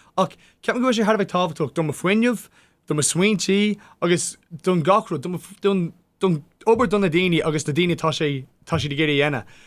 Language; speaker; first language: Irish; non-native, local second language; English